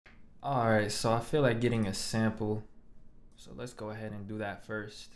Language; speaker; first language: English; native; English